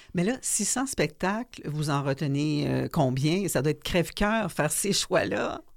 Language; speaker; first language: French; native; French